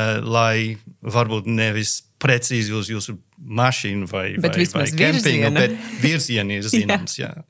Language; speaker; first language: Latvian; non-native, learner; English